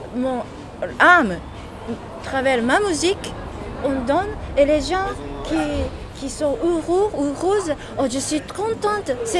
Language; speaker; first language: French; non-native, learner; Japanese